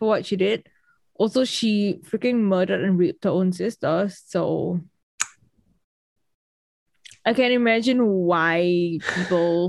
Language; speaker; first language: English; native; English